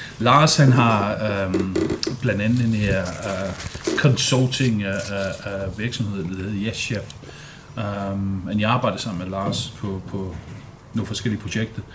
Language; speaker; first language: Danish; non-native, fluent; English